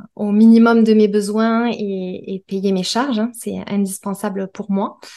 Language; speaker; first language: French; native; French